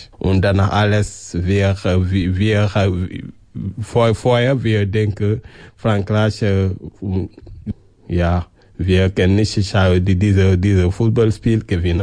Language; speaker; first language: German; non-native, learner; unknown